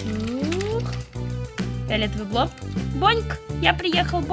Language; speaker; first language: Russian; native; Russian